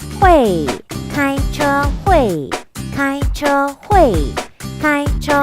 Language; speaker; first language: Chinese; non-native, fluent; Korean